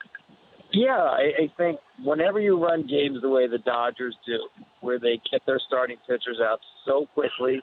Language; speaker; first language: English; native; English